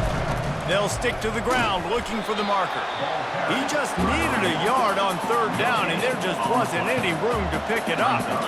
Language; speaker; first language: English; native; English